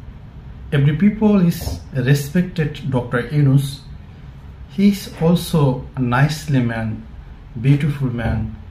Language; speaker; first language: English; non-native, learner; Bangla